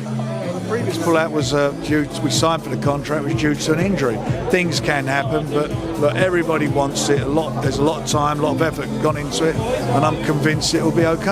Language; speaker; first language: English; native; English